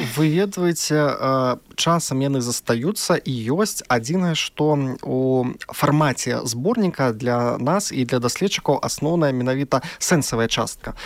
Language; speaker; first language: Belarusian; non-native, local second language; Russian